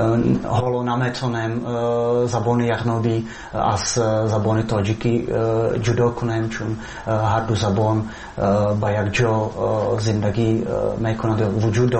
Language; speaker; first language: Persian; non-native, fluent; Slovak